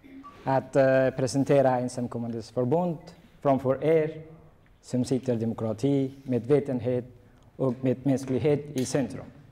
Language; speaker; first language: Swedish; non-native, fluent; Persian